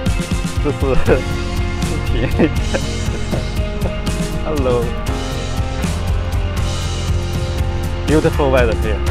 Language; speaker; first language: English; non-native, learner; Chinese